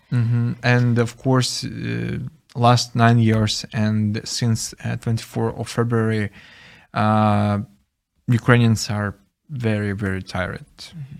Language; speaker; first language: English; non-native, fluent; Ukrainian